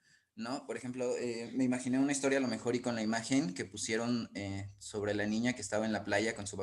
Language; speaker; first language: Spanish; native; Spanish